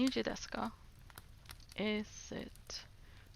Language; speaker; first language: Japanese; non-native, learner; English